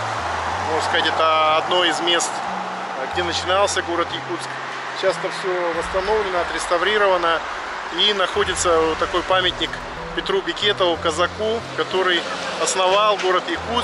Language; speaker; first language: Russian; native; Russian